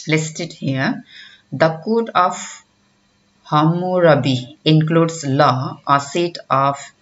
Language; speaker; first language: English; non-native, local second language; Nepali